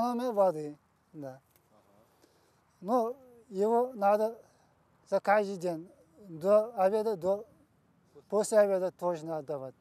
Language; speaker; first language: Russian; non-native, learner; Uzbek